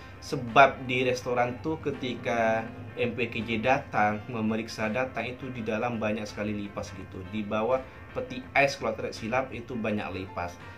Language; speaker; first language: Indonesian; native; Indonesian